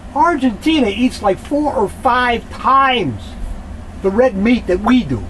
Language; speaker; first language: English; native; English